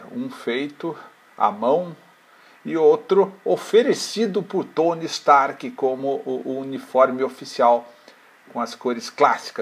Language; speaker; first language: Portuguese; native; Portuguese